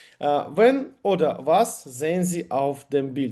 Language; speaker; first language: German; non-native, learner; Ukrainian